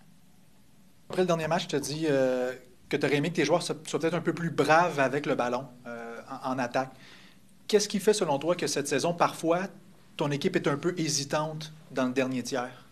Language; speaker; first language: French; native; French